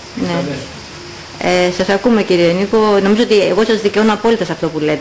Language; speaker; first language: Greek; native; Greek